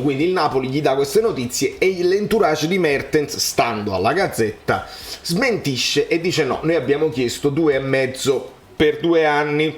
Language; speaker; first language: Italian; native; Italian